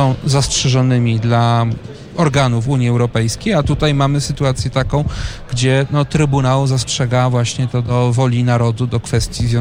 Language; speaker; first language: Polish; native; Polish